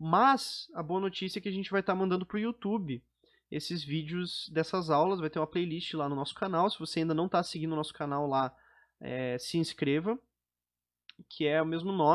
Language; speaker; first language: Portuguese; native; Portuguese